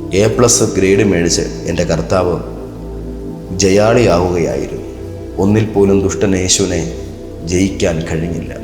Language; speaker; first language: Malayalam; native; Malayalam